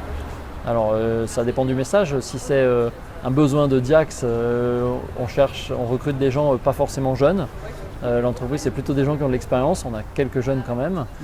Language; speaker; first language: French; native; French